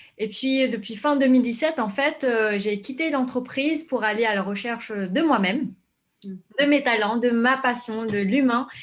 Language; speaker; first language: French; non-native, fluent; Vietnamese